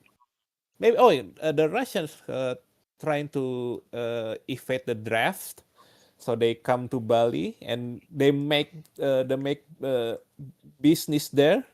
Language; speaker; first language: English; non-native, learner; Indonesian